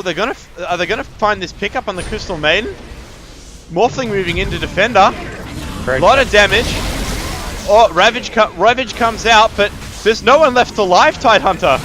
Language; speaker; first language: English; native; English